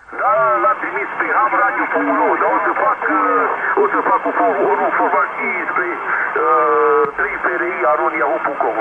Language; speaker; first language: Romanian; native; Romanian